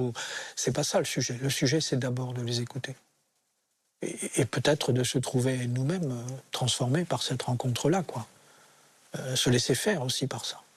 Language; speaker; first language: French; native; French